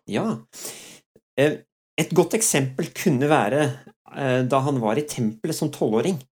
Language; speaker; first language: Norwegian; early bilingual, other home language; Dutch